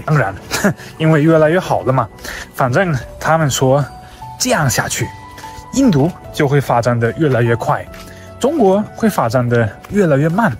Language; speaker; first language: Chinese; non-native, fluent; German